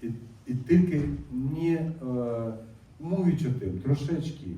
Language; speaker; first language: Polish; non-native, learner; Russian